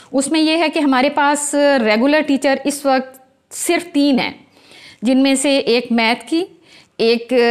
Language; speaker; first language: Urdu; non-native, local second language; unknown